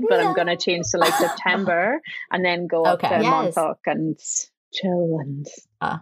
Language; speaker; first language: English; native; English